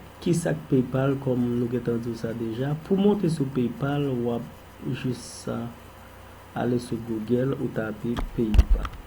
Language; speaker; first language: French; non-native, learner; Haitian Creole